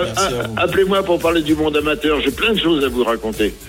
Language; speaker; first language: French; native; French